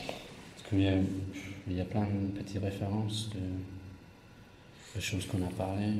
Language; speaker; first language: French; non-native, fluent; English